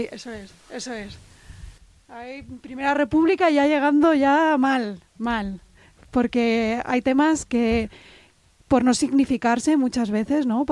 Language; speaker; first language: Spanish; native; Spanish